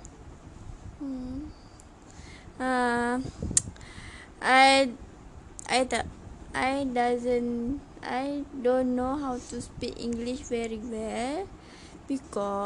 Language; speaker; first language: English; non-native, local second language; Malay